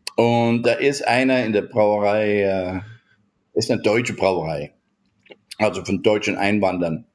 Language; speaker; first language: German; native; German